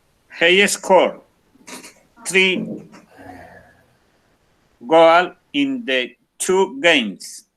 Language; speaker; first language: English; non-native, learner; Spanish